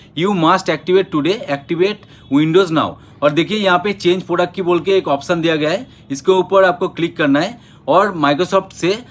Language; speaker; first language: Hindi; non-native, local second language; Bangla